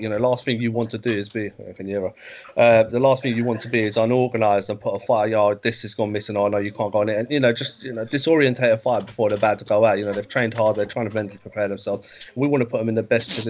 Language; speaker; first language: English; native; English